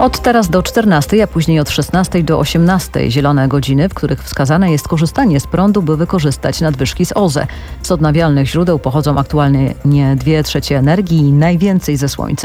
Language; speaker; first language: Polish; native; Polish